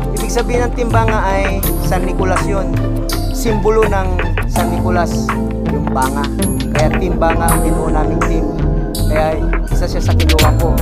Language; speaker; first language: Filipino; non-native, local second language; Iloko